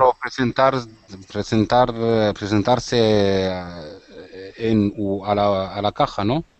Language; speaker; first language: Spanish; non-native, learner; Arabic